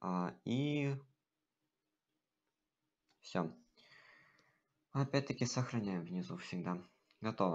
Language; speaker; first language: Russian; native; Russian